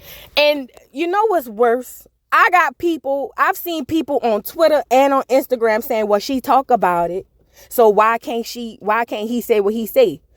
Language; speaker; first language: English; native; English